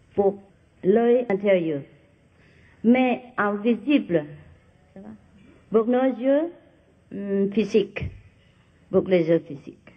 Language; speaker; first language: French; non-native, learner; Vietnamese